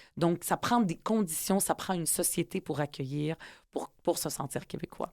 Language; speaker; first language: French; early bilingual, other home language; Arabic